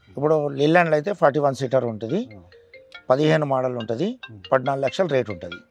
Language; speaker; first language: Telugu; non-native, local second language; Urdu